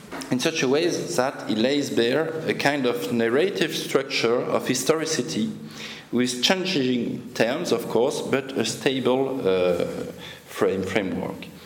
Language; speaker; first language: English; non-native, fluent; French